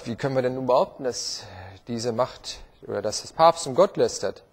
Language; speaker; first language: German; native; German